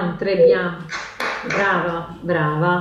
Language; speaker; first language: French; non-native, fluent; Italian